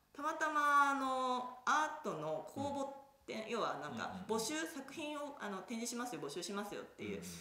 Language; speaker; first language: Japanese; native; Japanese